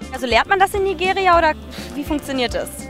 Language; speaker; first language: German; native; German